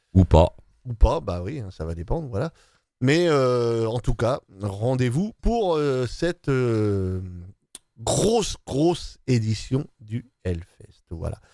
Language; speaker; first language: French; native; French